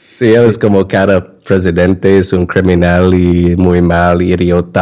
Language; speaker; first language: Spanish; non-native, learner; English